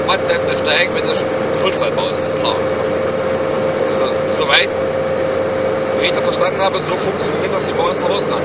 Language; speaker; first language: German; native; German